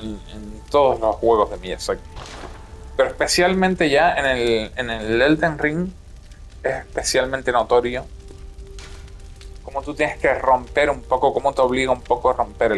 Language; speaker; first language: Spanish; native; Spanish